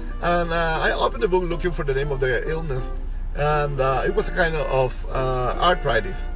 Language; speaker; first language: English; non-native, fluent; Spanish